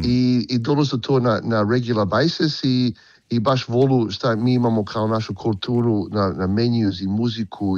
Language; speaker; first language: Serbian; early bilingual, heritage; Croatian